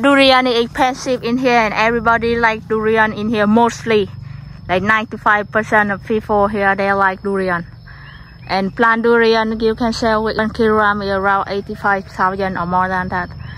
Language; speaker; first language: English; non-native, learner; Vietnamese